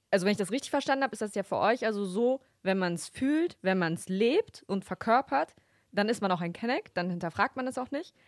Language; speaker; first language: German; native; German